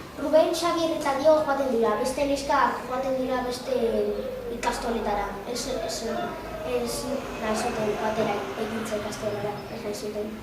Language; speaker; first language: Basque; non-native, local second language; Spanish